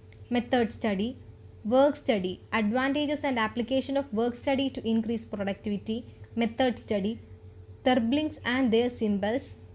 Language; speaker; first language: English; non-native, local second language; Malayalam